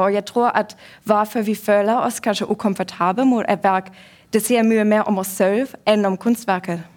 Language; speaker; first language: Norwegian; non-native, fluent; German